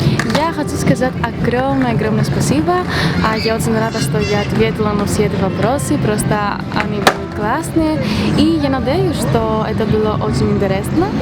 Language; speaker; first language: Russian; non-native, fluent; Greek